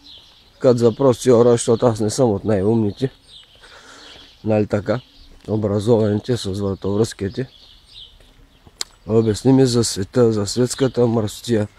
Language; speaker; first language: Bulgarian; native; Bulgarian